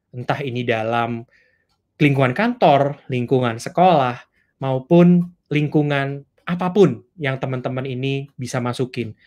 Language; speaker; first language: Indonesian; native; Indonesian